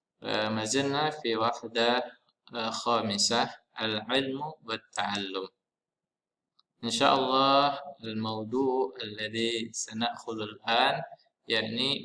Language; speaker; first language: Arabic; non-native, fluent; Indonesian